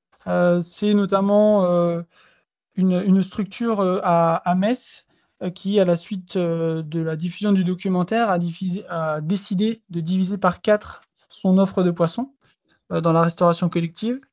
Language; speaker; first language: French; native; French